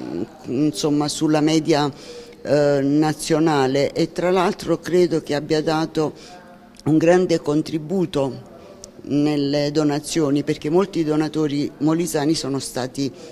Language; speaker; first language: Italian; native; Italian